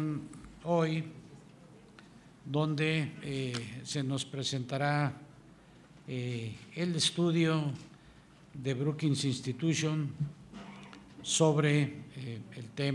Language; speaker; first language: Spanish; native; Spanish